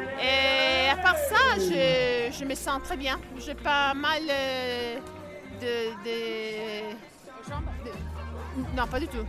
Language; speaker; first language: French; non-native, fluent; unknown